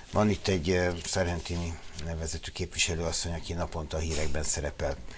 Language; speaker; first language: Hungarian; native; Hungarian